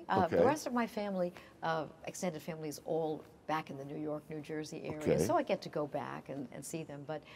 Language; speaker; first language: English; native; English